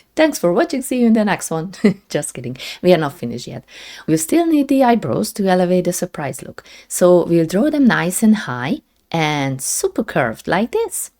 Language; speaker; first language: English; non-native, fluent; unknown